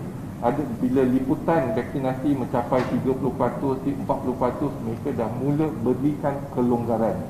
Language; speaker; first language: Malay; native; Malay